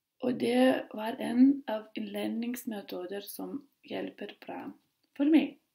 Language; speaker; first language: Swedish; non-native, learner; Lithuanian